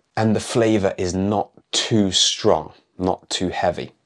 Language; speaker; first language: English; native; English